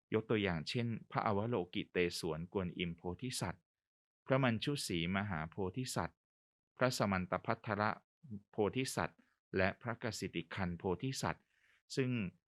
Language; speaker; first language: Thai; native; Thai